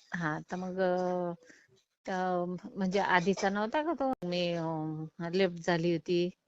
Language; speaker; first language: Marathi; native; Marathi